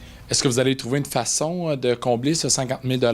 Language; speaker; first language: French; native; French